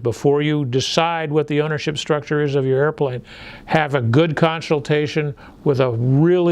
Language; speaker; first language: English; native; English